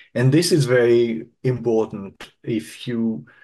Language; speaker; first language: English; non-native, fluent; French